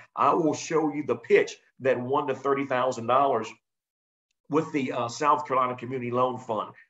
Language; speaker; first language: English; native; English